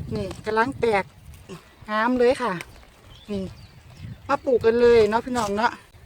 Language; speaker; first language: Thai; native; Thai